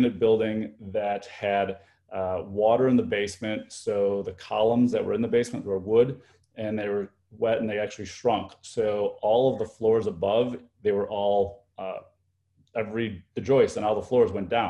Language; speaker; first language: English; native; English